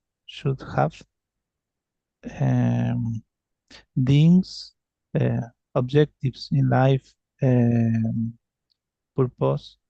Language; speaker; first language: English; non-native, learner; Spanish